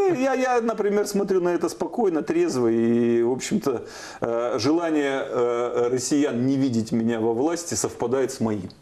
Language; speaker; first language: Russian; native; Russian